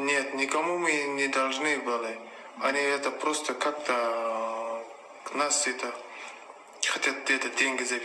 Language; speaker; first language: Russian; non-native, learner; Tajik